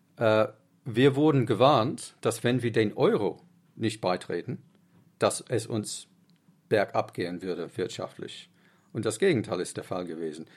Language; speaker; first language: German; non-native, fluent; English